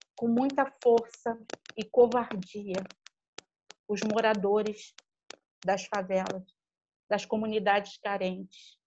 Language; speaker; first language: Portuguese; native; Portuguese